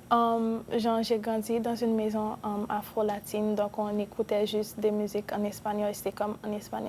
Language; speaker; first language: French; non-native, local second language; Spanish